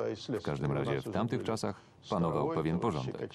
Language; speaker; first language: Polish; native; Polish